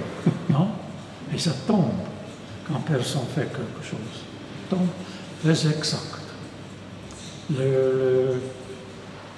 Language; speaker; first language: French; non-native, local second language; German